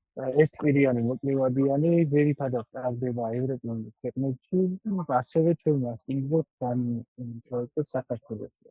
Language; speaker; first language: Georgian; non-native, local second language; Armenian